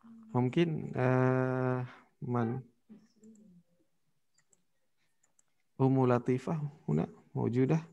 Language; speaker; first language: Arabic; non-native, fluent; Indonesian